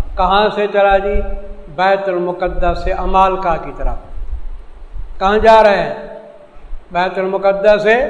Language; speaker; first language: Urdu; non-native, local second language; Saraiki